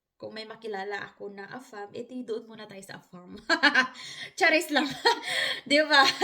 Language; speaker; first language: Filipino; non-native, local second language; Hiligaynon